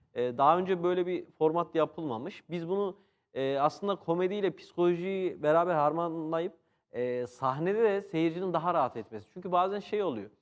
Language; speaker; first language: Turkish; native; Turkish